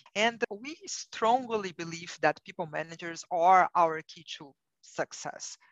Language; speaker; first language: English; non-native, fluent; Portuguese